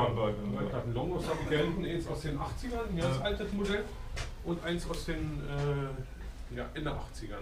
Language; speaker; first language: German; native; German